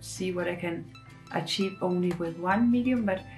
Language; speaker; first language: English; non-native, fluent; Spanish